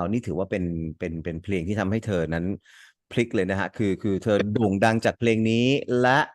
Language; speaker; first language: Thai; early bilingual, other home language; Hindi